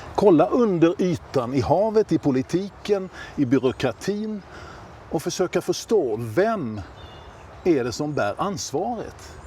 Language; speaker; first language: Swedish; native; Swedish